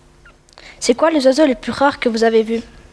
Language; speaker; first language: French; native; French